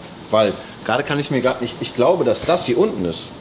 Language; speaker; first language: German; native; German